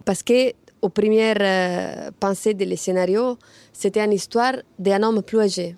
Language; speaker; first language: French; non-native, fluent; Italian